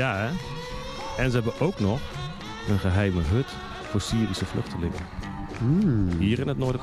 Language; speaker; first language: Dutch; native; Dutch